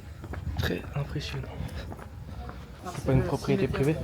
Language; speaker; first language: French; native; French